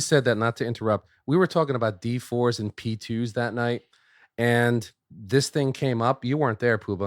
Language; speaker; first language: English; native; English